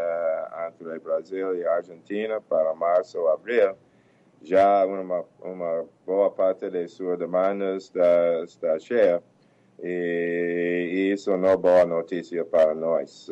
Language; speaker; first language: Portuguese; non-native, fluent; English